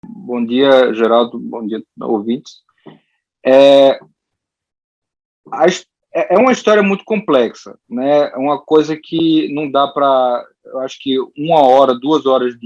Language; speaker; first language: Portuguese; early bilingual, heritage; Portuguese